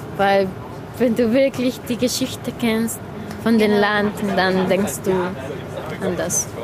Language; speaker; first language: German; non-native, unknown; Spanish